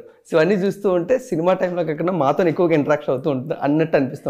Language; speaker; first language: Telugu; native; Telugu